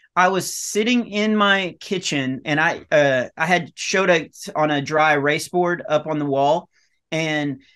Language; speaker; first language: English; native; English